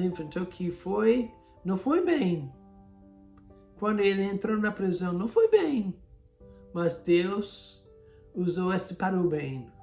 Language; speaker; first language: Portuguese; non-native, fluent; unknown